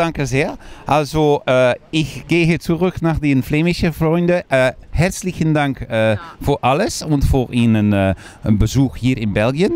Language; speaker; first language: German; non-native, learner; Dutch